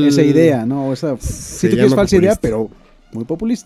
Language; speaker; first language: Spanish; native; Spanish